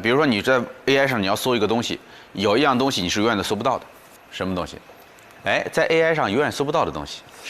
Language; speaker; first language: Chinese; native; Chinese